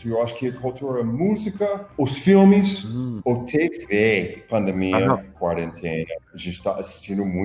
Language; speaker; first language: Portuguese; non-native, fluent; English